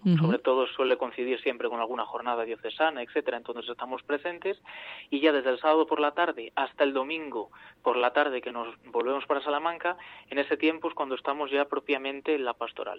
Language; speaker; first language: Spanish; native; Spanish